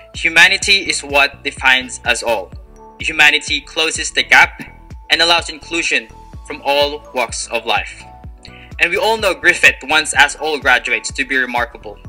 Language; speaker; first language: English; non-native, local second language; Filipino